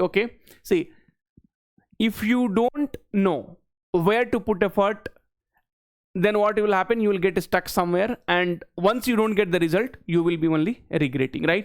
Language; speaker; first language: English; non-native, local second language; Hindi